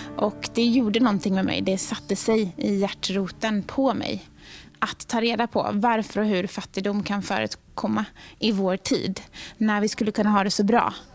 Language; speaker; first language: Swedish; native; Swedish